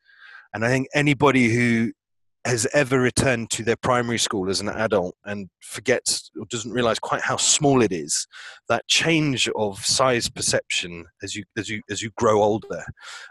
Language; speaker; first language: English; native; English